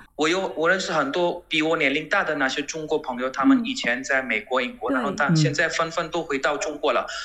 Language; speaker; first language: Chinese; non-native, fluent; Gujarati